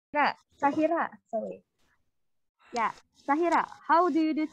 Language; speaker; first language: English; non-native, fluent; Indonesian